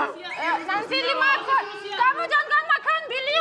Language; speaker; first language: Indonesian; non-native, learner; Russian